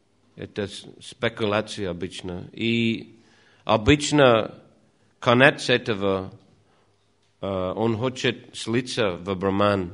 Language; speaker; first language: Russian; non-native, fluent; English